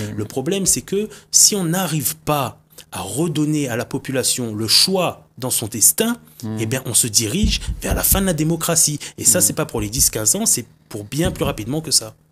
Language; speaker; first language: French; native; French